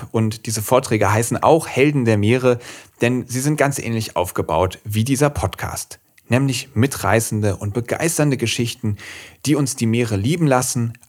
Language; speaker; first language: German; native; German